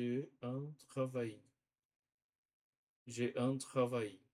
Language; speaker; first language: French; non-native, learner; Portuguese